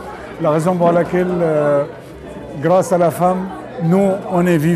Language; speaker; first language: French; non-native, fluent; Arabic